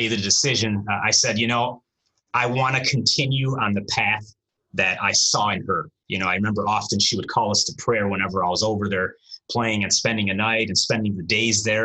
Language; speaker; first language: English; early bilingual, other home language; Romanian